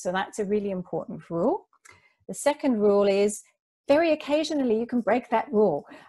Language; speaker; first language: English; native; English